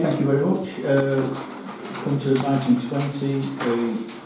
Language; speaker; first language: English; native; English